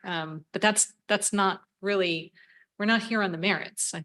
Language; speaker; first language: English; native; English